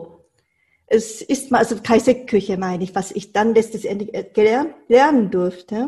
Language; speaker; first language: German; non-native, fluent; Japanese